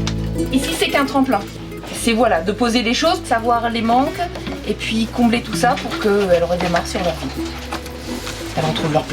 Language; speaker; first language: French; native; French